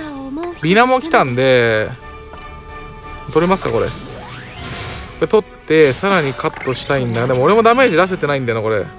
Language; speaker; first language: Japanese; native; Japanese